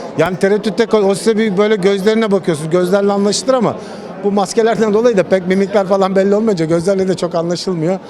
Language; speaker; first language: Turkish; native; Turkish